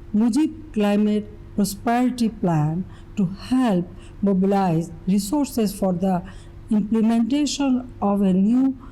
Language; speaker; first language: English; non-native, local second language; Bangla